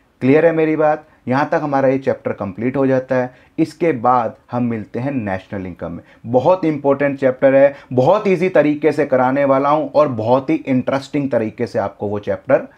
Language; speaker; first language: Hindi; native; Hindi